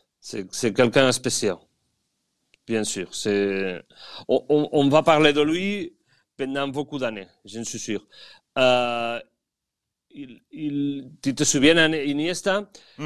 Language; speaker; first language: French; non-native, fluent; Spanish